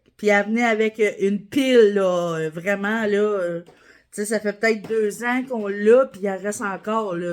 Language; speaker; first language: French; native; French